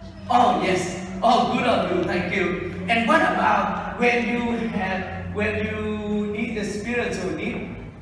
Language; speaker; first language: English; non-native, fluent; Vietnamese